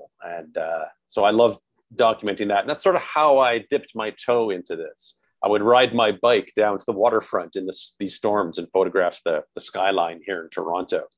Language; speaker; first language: English; native; English